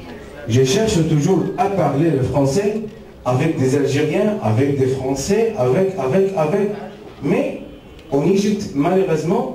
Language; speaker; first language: French; non-native, fluent; Arabic